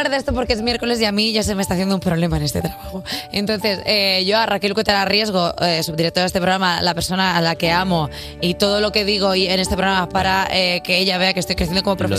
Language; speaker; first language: Spanish; native; Spanish